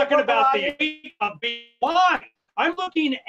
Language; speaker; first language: English; native; English